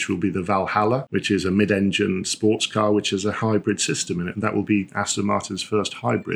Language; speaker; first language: English; native; English